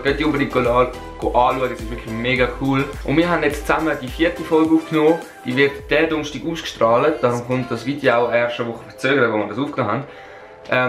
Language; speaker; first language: German; native; German